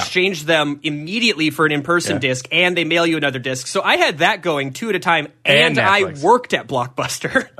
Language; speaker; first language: English; native; English